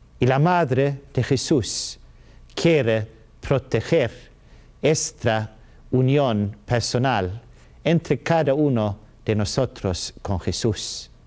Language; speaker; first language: Spanish; non-native, learner; Swedish